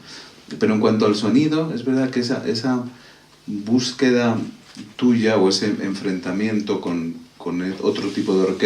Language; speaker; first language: Spanish; native; Spanish